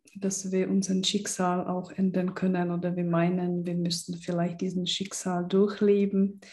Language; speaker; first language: German; early bilingual, other home language; Czech